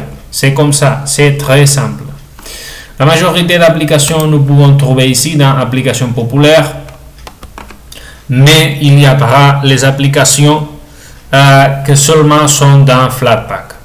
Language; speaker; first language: French; non-native, learner; Spanish